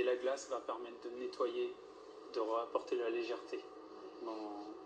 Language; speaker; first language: French; native; French